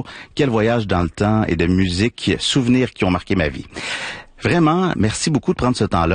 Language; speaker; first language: French; native; French